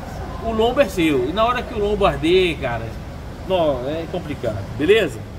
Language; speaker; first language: Portuguese; native; Portuguese